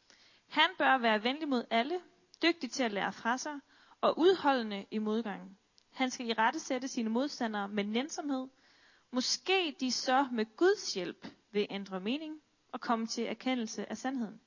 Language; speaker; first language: Danish; native; Danish